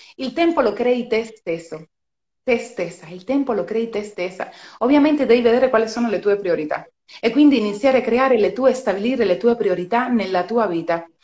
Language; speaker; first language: Italian; non-native, fluent; Spanish